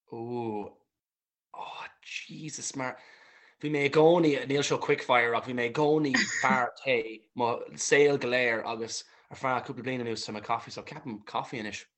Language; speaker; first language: Irish; non-native, local second language; English